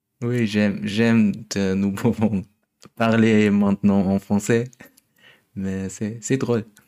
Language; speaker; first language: French; non-native, learner; German